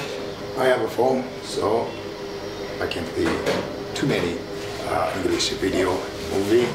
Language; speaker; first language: English; non-native, learner; Tibetan